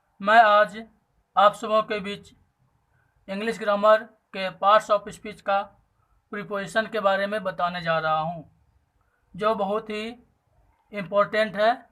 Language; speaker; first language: Hindi; native; Hindi